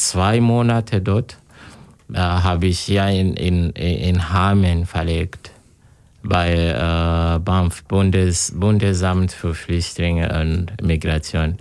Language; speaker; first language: German; non-native, learner; Kinyarwanda